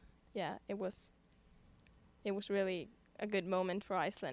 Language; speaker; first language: English; non-native, fluent; Icelandic